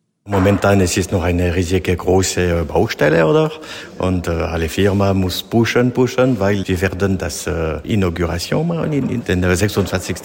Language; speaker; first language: German; non-native, local second language; French